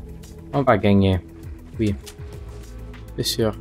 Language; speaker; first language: French; non-native, local second language; English